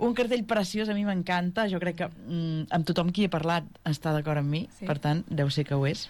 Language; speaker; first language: Catalan; native; Catalan